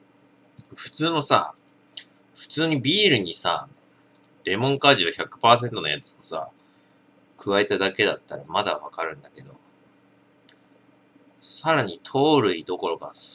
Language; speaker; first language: Japanese; native; Japanese